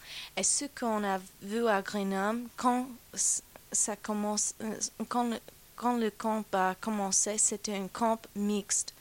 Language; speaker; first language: French; non-native, fluent; English